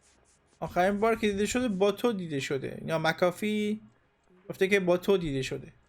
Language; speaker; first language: Persian; native; Persian